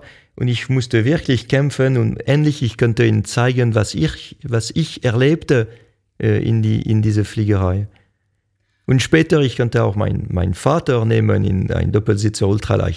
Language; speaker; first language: German; non-native, local second language; French